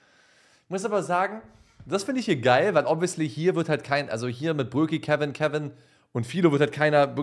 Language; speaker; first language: German; native; German